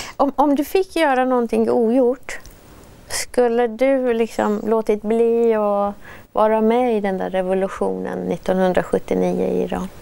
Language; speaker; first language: Swedish; native; Swedish